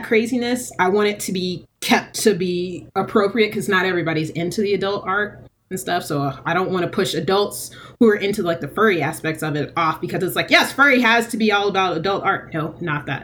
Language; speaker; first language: English; native; English